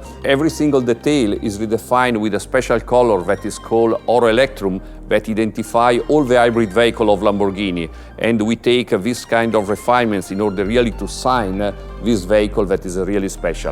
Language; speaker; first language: English; non-native, fluent; Italian